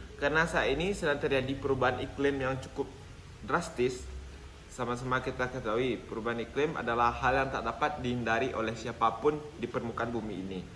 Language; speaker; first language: Indonesian; native; Indonesian